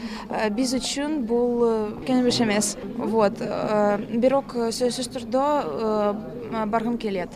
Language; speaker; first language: Kyrgyz; non-native, learner; Russian